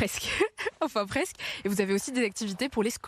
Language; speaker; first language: French; native; French